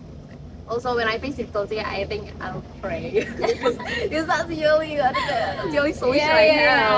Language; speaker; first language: English; non-native, learner; Indonesian